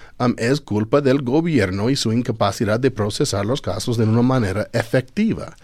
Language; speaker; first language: Spanish; non-native, fluent; English